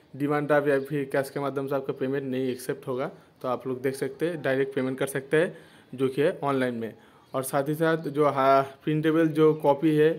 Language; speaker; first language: Hindi; non-native, local second language; Bangla